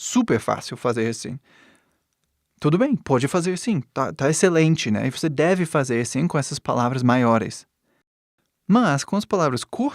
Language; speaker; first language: Portuguese; non-native, fluent; English